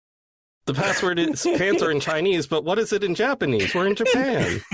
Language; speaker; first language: English; native; English